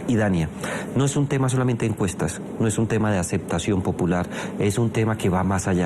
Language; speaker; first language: Spanish; native; Spanish